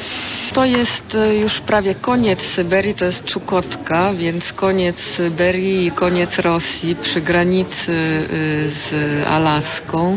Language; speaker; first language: Polish; early bilingual, heritage; Polish